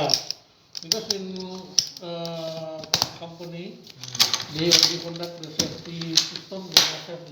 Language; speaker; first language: English; non-native, learner; Indonesian